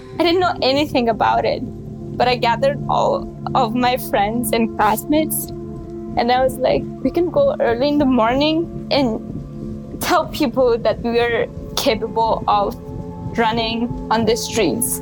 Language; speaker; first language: English; non-native, fluent; Persian